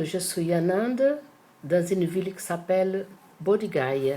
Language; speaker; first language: French; non-native, fluent; Portuguese